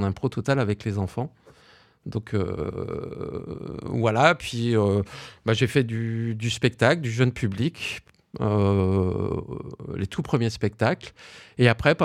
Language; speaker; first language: French; native; French